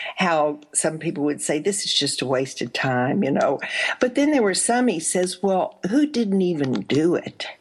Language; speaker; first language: English; native; English